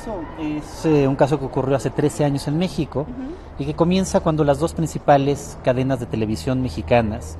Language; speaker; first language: Spanish; native; Spanish